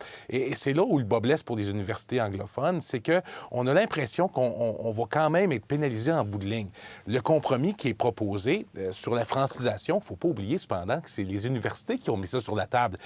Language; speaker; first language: French; native; French